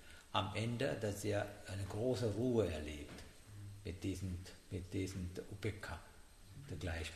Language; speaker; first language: German; non-native, learner; Sinhala